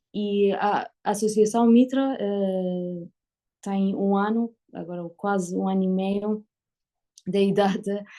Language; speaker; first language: Portuguese; non-native, learner; Persian